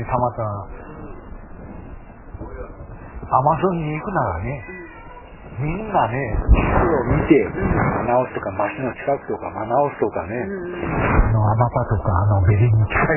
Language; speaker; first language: Japanese; native; Japanese